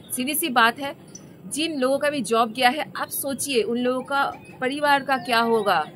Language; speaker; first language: Hindi; non-native, local second language; Bangla